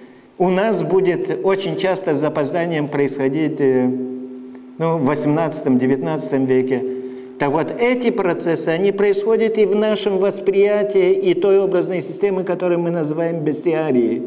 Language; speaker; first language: Russian; non-native, fluent; Lithuanian